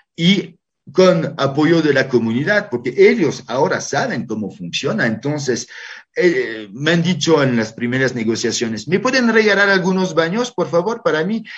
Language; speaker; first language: Spanish; non-native, fluent; French